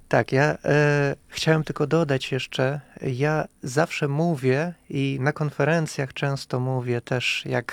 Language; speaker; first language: Polish; non-native, fluent; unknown